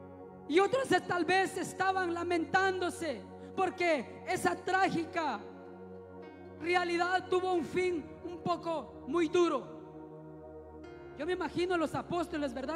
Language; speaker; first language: Spanish; native; Spanish